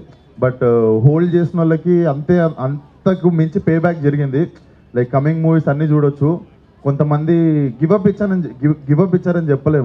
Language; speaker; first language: Telugu; native; Telugu